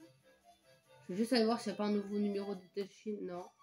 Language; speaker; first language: French; native; French